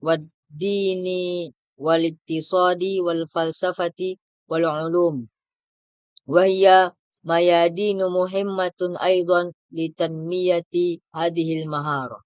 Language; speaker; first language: Arabic; non-native, learner; Indonesian